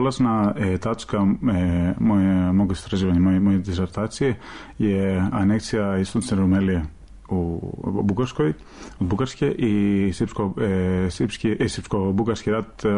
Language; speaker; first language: Serbian; non-native, fluent; Greek